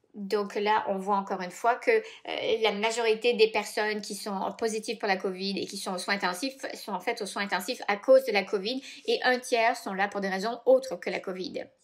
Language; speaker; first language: French; native; French